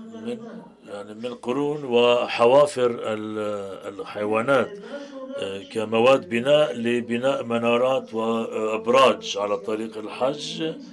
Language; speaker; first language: Arabic; non-native, fluent; Turkish